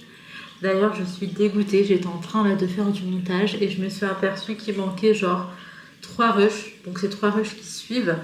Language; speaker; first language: French; native; French